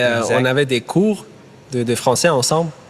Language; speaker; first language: French; non-native, fluent; German